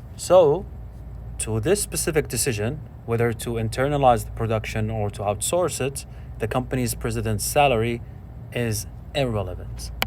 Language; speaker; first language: English; non-native, fluent; Arabic